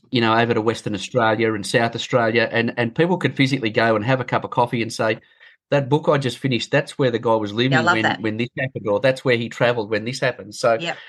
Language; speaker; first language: English; native; English